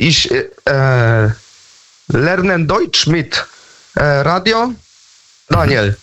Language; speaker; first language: German; non-native, learner; Polish